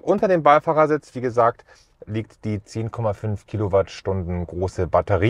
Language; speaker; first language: German; native; German